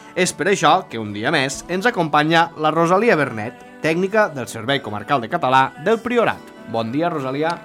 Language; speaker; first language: Catalan; native; Catalan